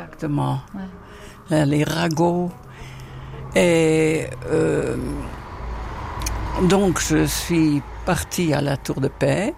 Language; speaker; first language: French; non-native, fluent; Dutch